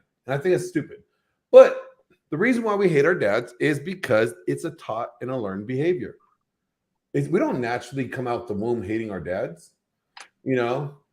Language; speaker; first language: English; native; English